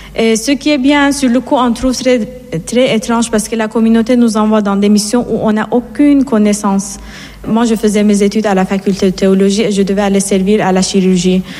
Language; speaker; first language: French; non-native, fluent; Persian